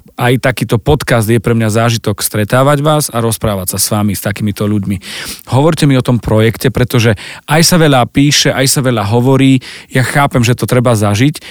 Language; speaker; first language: Slovak; native; Slovak